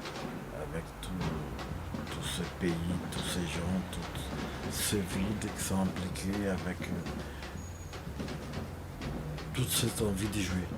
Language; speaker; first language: French; non-native, fluent; Portuguese